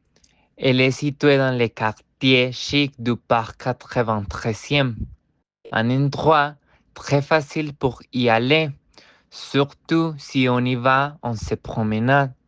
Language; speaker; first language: French; non-native, learner; Spanish